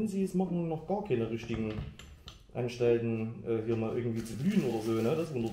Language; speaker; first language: German; native; German